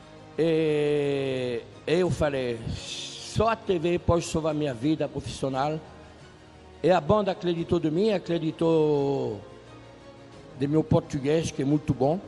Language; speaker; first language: Portuguese; non-native, fluent; French